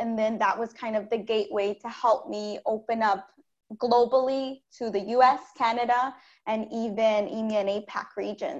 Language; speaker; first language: English; native; English